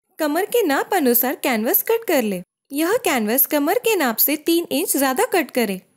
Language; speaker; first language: Hindi; non-native, local second language; Marathi